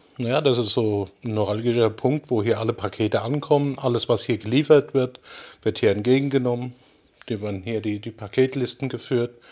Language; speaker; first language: German; non-native, fluent; Portuguese